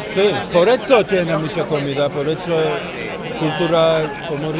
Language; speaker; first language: Spanish; non-native, learner; Turkish